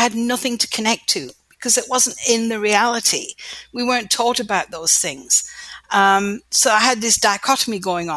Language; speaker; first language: English; native; English